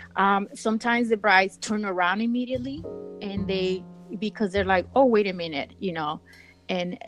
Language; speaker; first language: English; early bilingual, other home language; Spanish